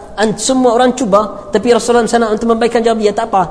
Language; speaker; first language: Indonesian; non-native, learner; Arabic